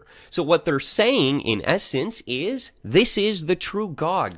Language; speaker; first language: English; native; English